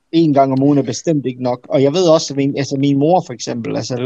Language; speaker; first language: Danish; early bilingual, other home language; Bosnian